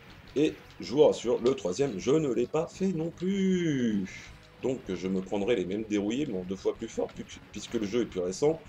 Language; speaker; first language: French; native; French